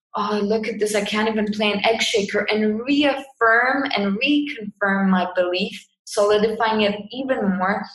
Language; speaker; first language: English; non-native, fluent; Greek